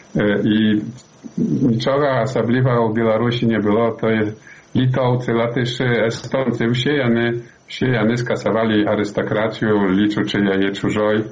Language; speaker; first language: Polish; non-native, learner; Belarusian